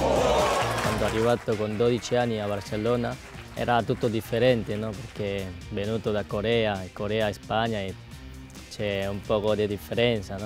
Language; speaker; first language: Italian; non-native, learner; Korean